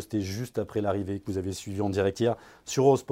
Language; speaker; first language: French; native; French